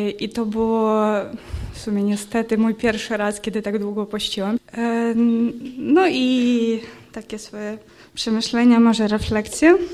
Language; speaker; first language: Polish; non-native, fluent; Ukrainian